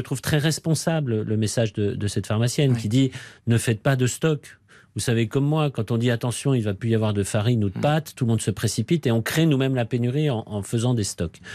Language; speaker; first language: French; native; French